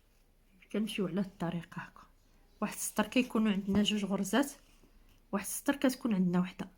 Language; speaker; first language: Arabic; native; Arabic